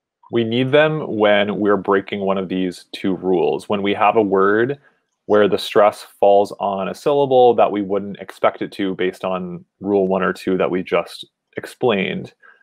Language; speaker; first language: English; native; English